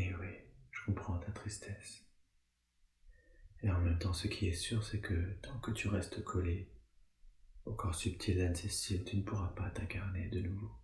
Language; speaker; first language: French; native; French